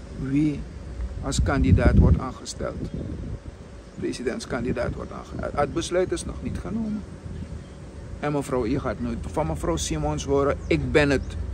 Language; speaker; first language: Dutch; native; Dutch